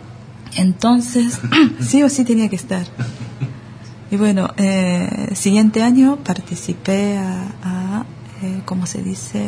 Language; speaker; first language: Spanish; non-native, learner; Japanese